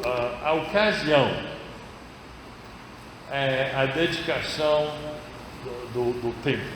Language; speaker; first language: Portuguese; non-native, fluent; English